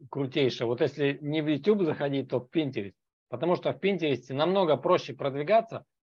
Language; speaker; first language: Russian; native; Russian